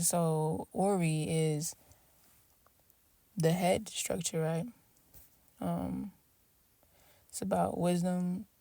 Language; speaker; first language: English; native; English